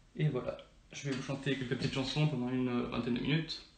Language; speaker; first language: French; early bilingual, other home language; Italian